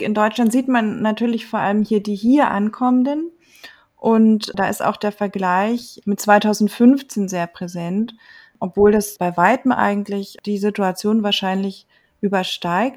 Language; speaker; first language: German; native; German